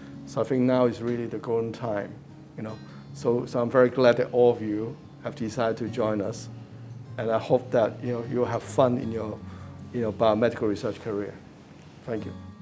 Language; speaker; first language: English; non-native, local second language; Cantonese